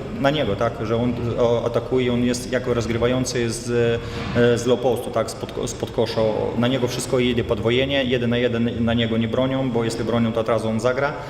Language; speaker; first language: Polish; non-native, fluent; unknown